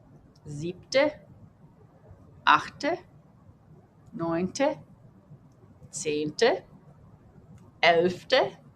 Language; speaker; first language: German; non-native, fluent; English